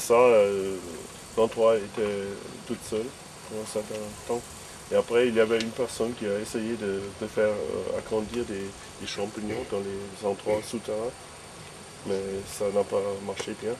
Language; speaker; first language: French; non-native, fluent; German